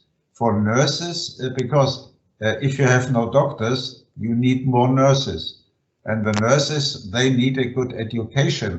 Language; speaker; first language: English; non-native, fluent; German